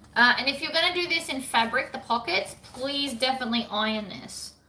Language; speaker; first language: English; native; English